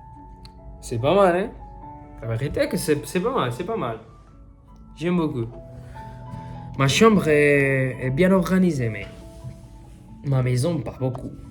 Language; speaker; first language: French; non-native, fluent; Spanish